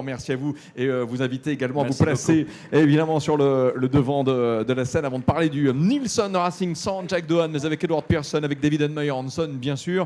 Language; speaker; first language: French; native; French